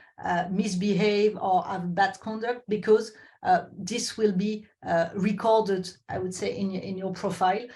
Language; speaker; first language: English; non-native, fluent; French